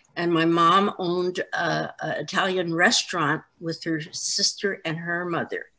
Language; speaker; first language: English; native; English